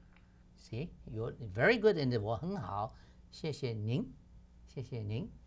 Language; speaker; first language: Chinese; non-native, fluent; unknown